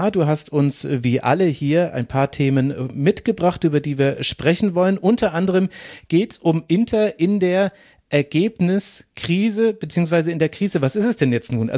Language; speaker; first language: German; native; German